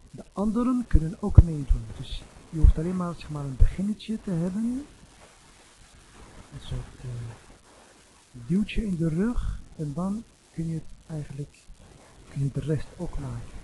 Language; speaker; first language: Dutch; non-native, fluent; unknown